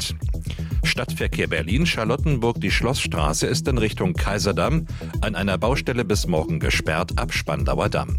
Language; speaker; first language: German; native; German